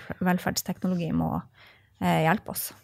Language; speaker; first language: Norwegian; native; Norwegian